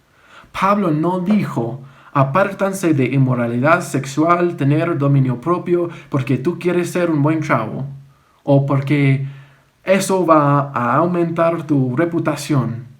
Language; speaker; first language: Spanish; non-native, fluent; English